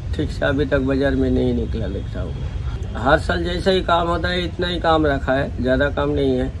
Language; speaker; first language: Hindi; non-native, local second language; Bangla